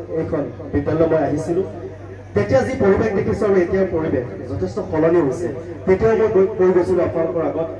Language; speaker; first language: Assamese; non-native, local second language; Sylheti